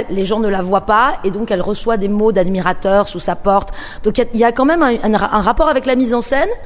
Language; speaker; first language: French; native; French